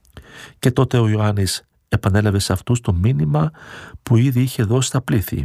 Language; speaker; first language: Greek; native; Greek